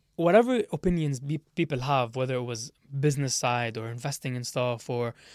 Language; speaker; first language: English; early bilingual, other home language; Arabic